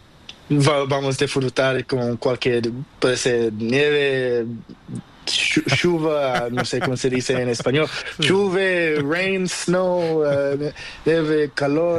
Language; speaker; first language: Spanish; non-native, learner; Portuguese